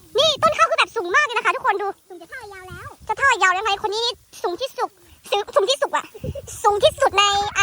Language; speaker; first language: Thai; non-native, local second language; Karen languages